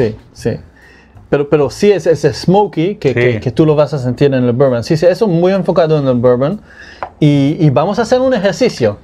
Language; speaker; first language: Spanish; non-native, fluent; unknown